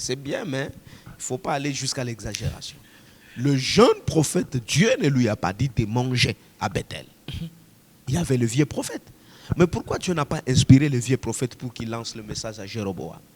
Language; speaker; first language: French; non-native, local second language; Swahili